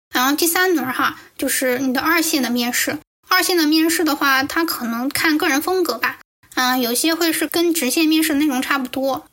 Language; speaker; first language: Chinese; native; Chinese